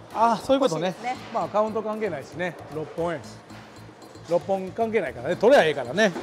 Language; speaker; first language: Japanese; native; Japanese